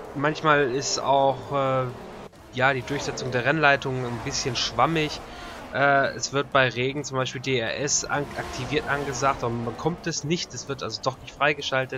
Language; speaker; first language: German; native; German